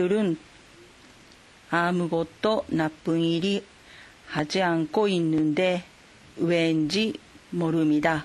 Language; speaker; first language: Korean; non-native, fluent; Japanese